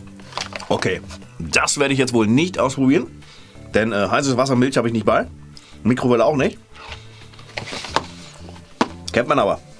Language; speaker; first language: German; native; German